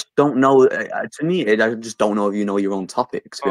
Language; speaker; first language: English; native; English